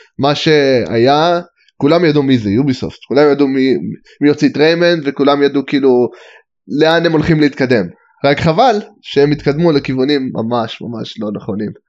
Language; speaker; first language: Hebrew; native; Hebrew